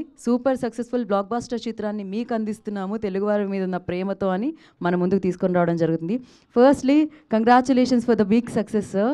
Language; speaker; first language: Telugu; native; Telugu